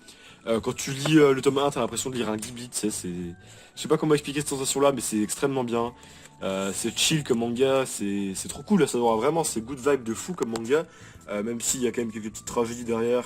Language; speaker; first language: French; native; French